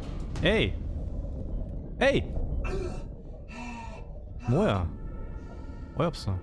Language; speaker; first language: Korean; non-native, fluent; German